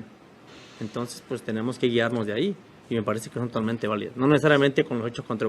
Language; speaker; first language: Spanish; native; Spanish